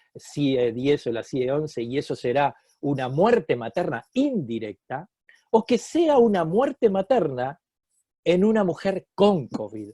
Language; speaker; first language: Spanish; native; Spanish